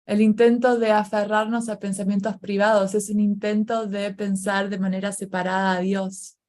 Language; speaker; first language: Spanish; native; Spanish